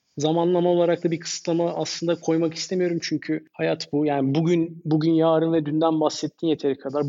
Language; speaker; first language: Turkish; native; Turkish